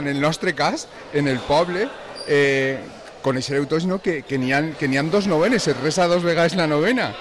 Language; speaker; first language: Catalan; native; Catalan